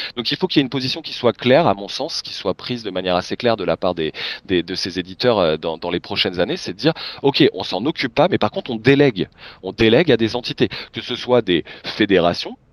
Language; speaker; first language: French; native; French